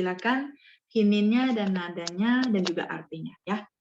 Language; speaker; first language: Indonesian; native; Indonesian